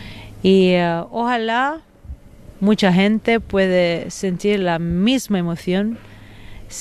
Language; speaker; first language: Spanish; non-native, fluent; Italian